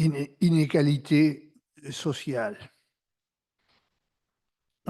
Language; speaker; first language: French; non-native, fluent; Spanish